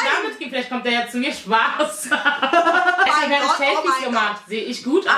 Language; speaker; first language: German; native; German